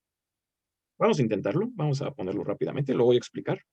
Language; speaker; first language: Spanish; native; Spanish